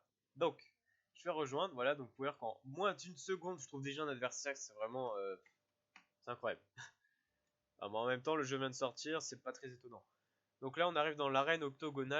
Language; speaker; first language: French; native; French